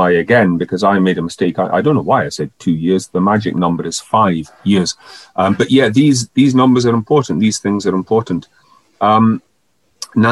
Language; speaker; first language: English; native; English